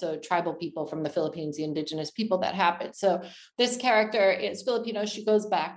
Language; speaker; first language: English; native; English